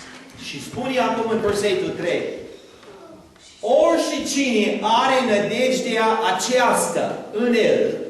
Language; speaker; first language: Romanian; non-native, learner; English